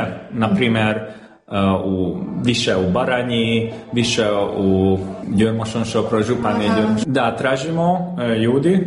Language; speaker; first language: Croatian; non-native, local second language; Hungarian